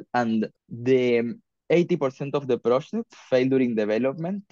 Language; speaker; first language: English; non-native, fluent; Spanish